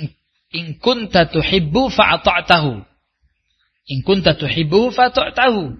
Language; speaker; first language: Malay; non-native, local second language; Javanese